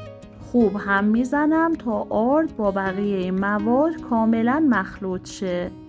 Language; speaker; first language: Persian; native; Persian